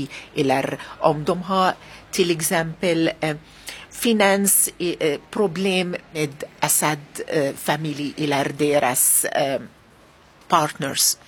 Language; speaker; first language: Swedish; non-native, learner; Arabic